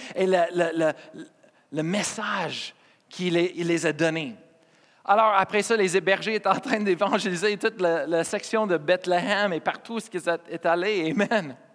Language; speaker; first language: French; non-native, fluent; English